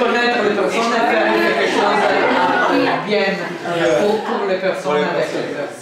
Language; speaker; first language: French; non-native, fluent; Italian